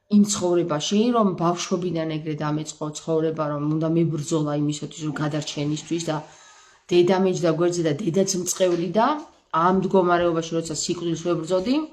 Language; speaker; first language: Georgian; native; Georgian